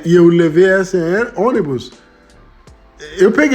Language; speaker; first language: Portuguese; non-native, fluent; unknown